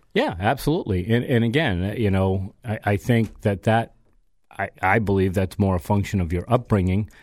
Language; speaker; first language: English; native; English